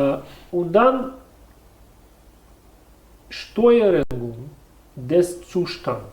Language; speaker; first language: German; non-native, learner; Russian